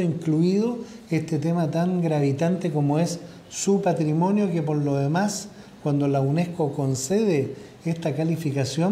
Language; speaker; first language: Spanish; native; Spanish